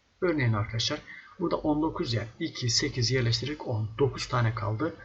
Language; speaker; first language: Turkish; native; Turkish